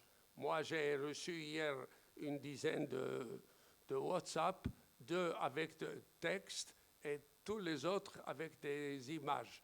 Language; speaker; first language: French; non-native, fluent; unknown